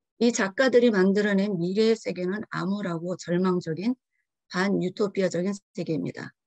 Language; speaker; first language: Korean; early bilingual, heritage; Korean